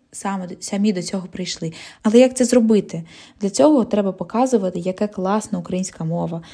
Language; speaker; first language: Ukrainian; non-native, local second language; Russian